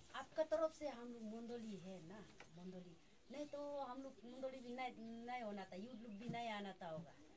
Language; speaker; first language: Hindi; non-native, local second language; Adi